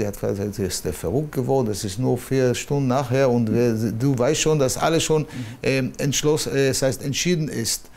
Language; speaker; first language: German; non-native, fluent; Hebrew